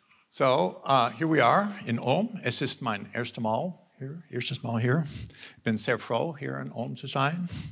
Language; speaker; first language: German; non-native, learner; English